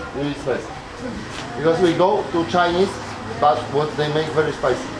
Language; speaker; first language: English; non-native, learner; Polish